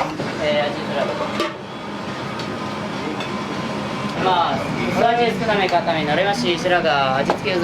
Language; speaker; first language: Japanese; native; Japanese